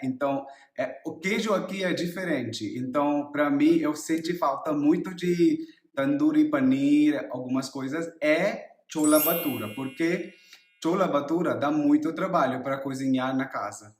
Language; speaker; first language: Portuguese; non-native, learner; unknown